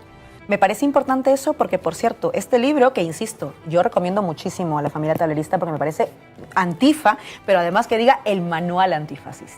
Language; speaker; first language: Spanish; native; Spanish